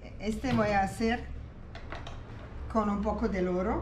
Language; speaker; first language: Spanish; non-native, learner; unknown